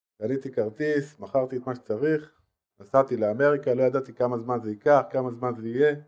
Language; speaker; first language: Hebrew; non-native, fluent; French